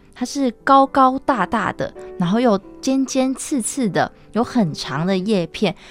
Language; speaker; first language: Chinese; native; Chinese